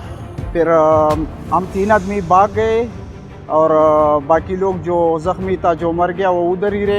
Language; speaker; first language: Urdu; non-native, local second language; Pashto